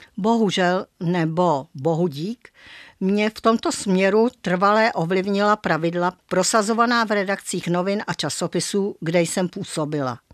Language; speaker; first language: Czech; native; Czech